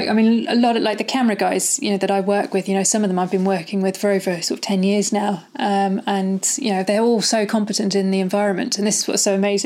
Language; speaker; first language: English; native; English